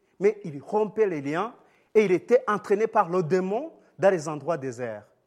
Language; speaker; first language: French; non-native, local second language; Rundi